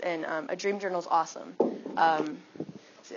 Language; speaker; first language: English; native; English